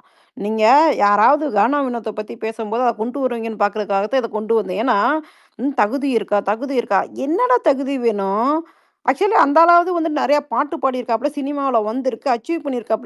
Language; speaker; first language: Tamil; native; Tamil